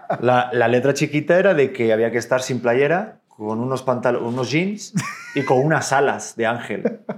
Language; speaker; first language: Spanish; native; Spanish